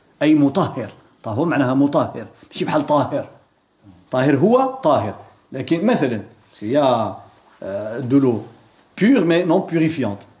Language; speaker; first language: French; non-native, local second language; Arabic